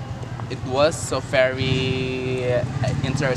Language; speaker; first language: English; non-native, learner; Indonesian